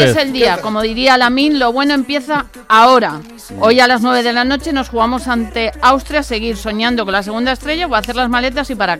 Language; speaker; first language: Spanish; native; Spanish